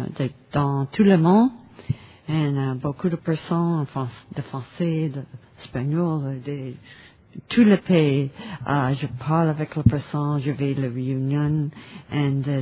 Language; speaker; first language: French; non-native, learner; English